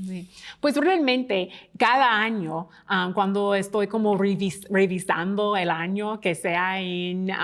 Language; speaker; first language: Spanish; non-native, fluent; English